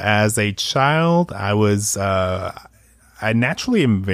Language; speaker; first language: English; early bilingual, other home language; Spanish